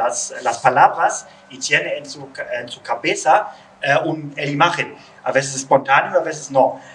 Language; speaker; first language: Spanish; non-native, learner; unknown